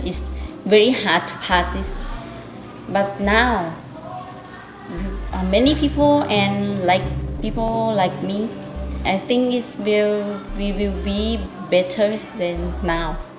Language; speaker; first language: English; non-native, learner; Thai